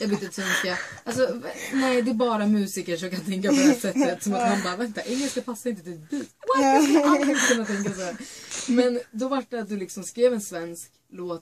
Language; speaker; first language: Swedish; native; Swedish